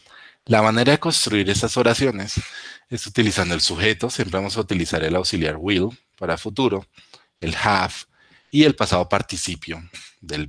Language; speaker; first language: Spanish; native; Spanish